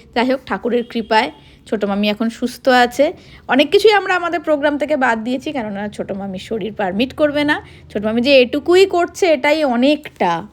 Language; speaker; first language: Bangla; non-native, local second language; Hindi